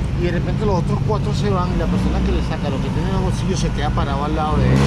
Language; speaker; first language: Spanish; native; Spanish